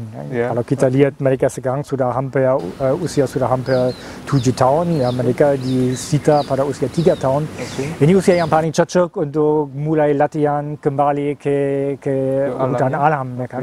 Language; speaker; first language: Indonesian; non-native, fluent; German